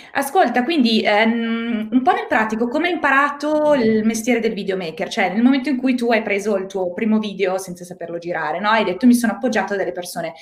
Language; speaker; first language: Italian; native; Italian